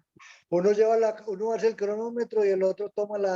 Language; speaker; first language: Spanish; native; Spanish